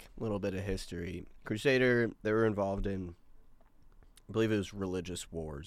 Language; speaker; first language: English; native; English